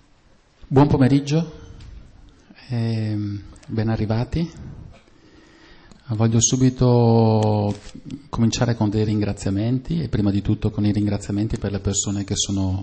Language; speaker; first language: Italian; native; Italian